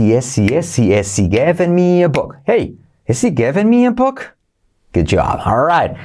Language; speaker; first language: English; non-native, fluent; Spanish